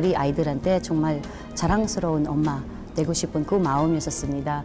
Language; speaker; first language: Korean; non-native, fluent; Filipino